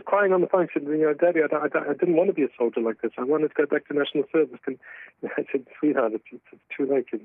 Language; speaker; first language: English; native; English